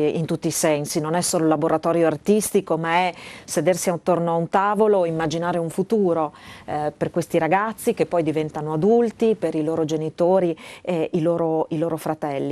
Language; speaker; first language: Italian; native; Italian